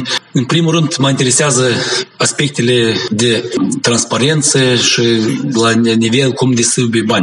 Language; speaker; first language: Romanian; non-native, local second language; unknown